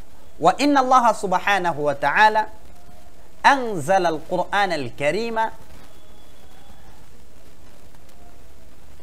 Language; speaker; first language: Arabic; non-native, fluent; Bangla